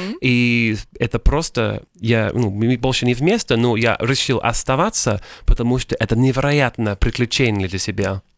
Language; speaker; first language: Russian; non-native, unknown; English